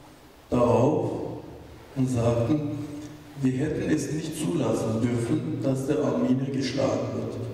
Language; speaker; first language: German; non-native, fluent; Turkish